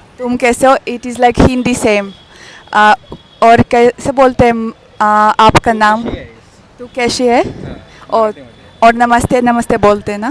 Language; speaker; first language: Hindi; non-native, learner; Russian